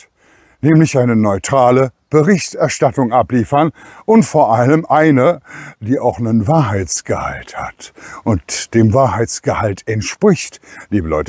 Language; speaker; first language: German; native; German